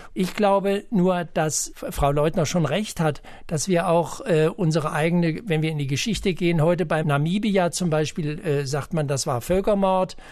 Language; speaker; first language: German; native; German